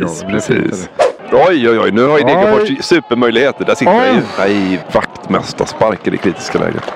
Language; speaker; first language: Swedish; native; Swedish